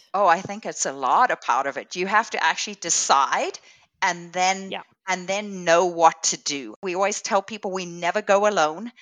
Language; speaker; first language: English; native; English